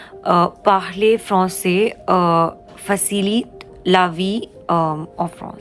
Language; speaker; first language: French; non-native, learner; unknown